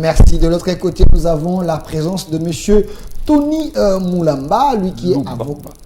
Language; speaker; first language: French; non-native, local second language; Lingala